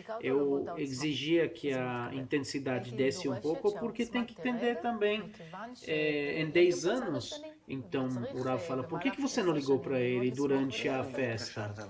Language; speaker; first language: Portuguese; non-native, fluent; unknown